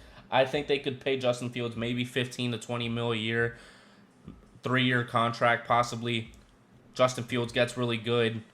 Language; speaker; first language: English; native; English